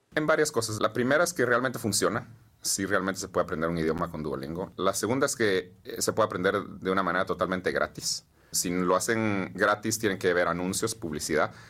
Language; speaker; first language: Spanish; native; Spanish